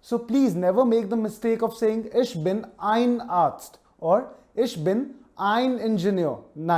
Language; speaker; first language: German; non-native, fluent; Hindi